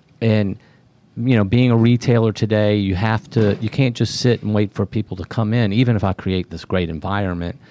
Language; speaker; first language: English; native; English